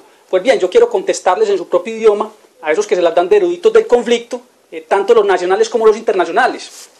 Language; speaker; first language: Spanish; native; Spanish